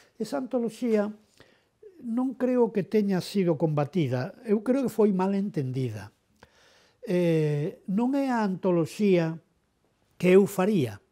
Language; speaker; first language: Galician; non-native, local second language; Spanish